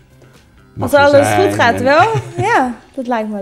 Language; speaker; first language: Dutch; native; Dutch